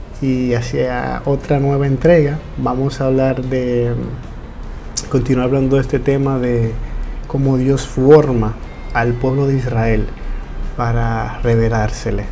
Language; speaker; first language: Spanish; native; Spanish